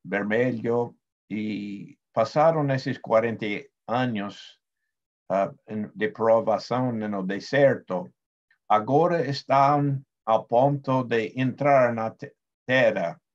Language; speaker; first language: Portuguese; non-native, fluent; Spanish